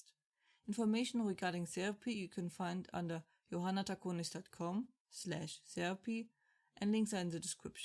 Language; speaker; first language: English; non-native, fluent; German